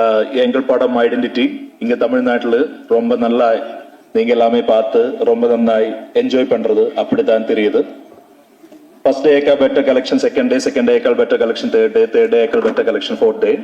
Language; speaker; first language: Tamil; non-native, learner; Malayalam